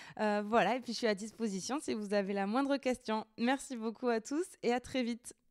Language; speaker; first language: French; native; French